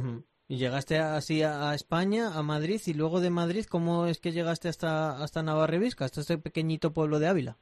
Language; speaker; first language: Spanish; native; Spanish